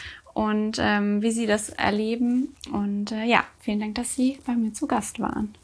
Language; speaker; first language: German; native; German